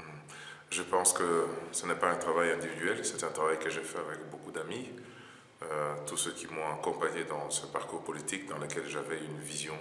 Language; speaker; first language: French; non-native, local second language; Lingala